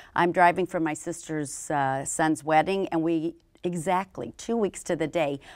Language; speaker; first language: English; native; English